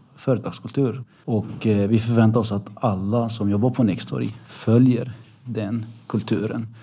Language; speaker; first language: Swedish; early bilingual, other home language; Arabic